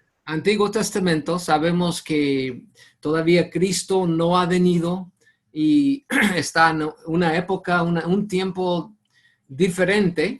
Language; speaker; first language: Spanish; non-native, fluent; English